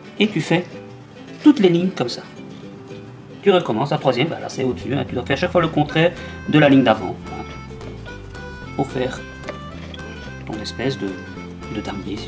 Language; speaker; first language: French; native; French